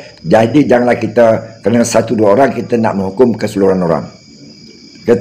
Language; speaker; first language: Malay; native; Malay